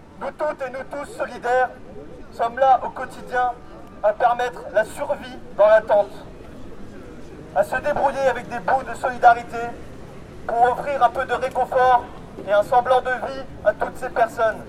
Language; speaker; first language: French; native; French